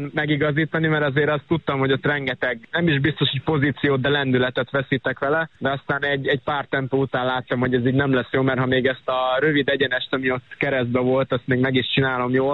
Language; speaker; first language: Hungarian; native; Hungarian